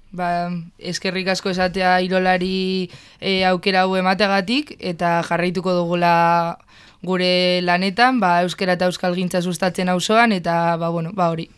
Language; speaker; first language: Basque; native; Basque